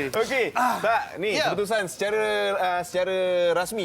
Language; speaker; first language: Malay; native; Malay